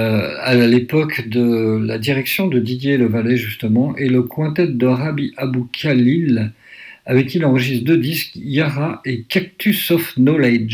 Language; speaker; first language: French; native; French